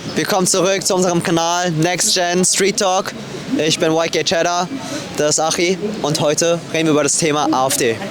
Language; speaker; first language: German; native; German